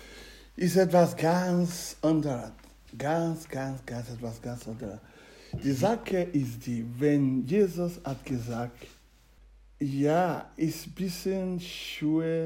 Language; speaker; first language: German; non-native, learner; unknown